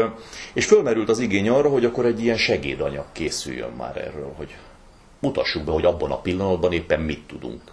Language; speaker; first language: Hungarian; native; Hungarian